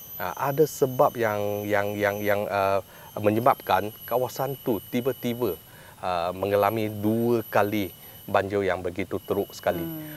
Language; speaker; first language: Malay; non-native, local second language; Chinese